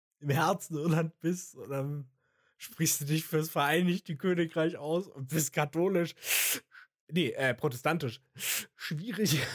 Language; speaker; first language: German; native; German